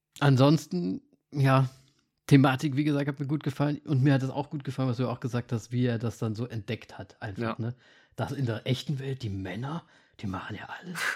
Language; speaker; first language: German; native; German